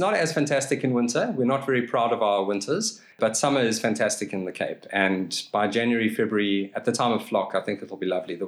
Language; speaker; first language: English; native; English